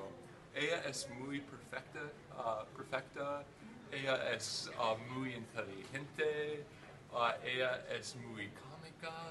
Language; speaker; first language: Spanish; non-native, learner; English